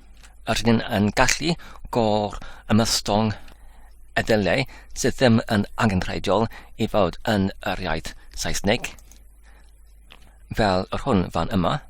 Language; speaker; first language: Welsh; non-native, learner; English